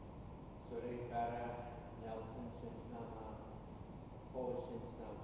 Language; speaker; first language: Japanese; non-native, fluent; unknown